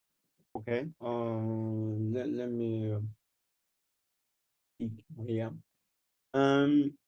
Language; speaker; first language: English; non-native, learner; Portuguese